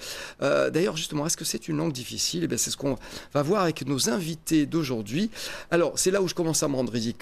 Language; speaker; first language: French; native; French